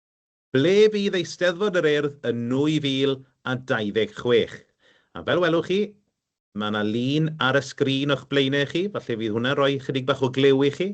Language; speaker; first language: Welsh; native; Welsh